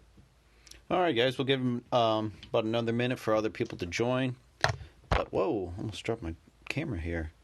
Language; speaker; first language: English; native; English